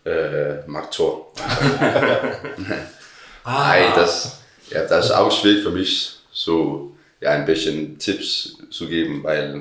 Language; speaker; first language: German; non-native, learner; Danish